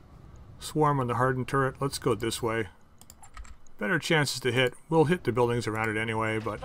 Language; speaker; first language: English; native; English